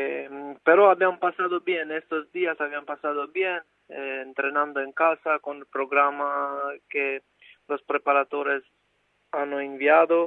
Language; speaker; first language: Spanish; non-native, fluent; Albanian